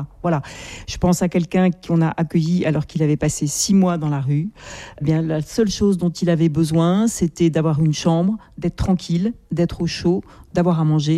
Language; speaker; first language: French; native; French